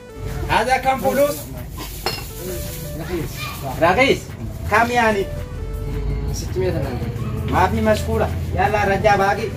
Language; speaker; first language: Arabic; non-native, learner; Oromo